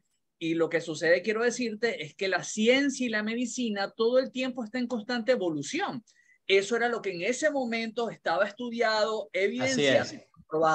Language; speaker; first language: Spanish; native; Spanish